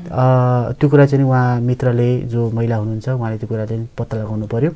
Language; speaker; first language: Nepali; native; Nepali